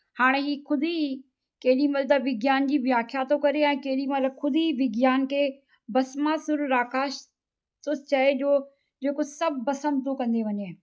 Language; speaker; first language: Sindhi; native; Sindhi